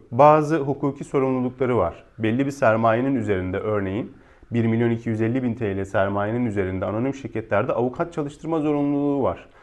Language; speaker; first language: Turkish; native; Turkish